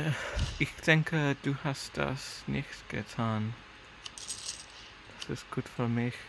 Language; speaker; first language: German; non-native, learner; English